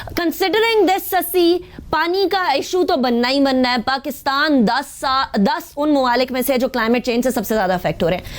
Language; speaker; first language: Urdu; native; Urdu